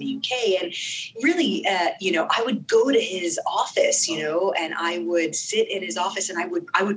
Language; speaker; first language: English; non-native, fluent; Arabic